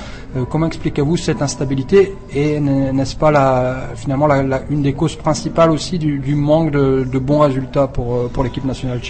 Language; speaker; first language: French; native; French